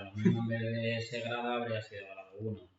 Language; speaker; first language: Spanish; native; Spanish